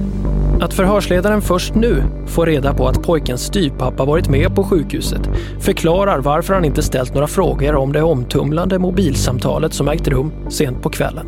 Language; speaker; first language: Swedish; native; Swedish